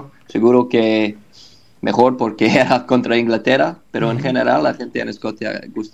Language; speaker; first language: Spanish; non-native, learner; English